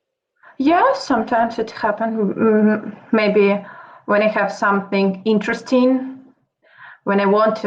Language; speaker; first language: English; non-native, fluent; Russian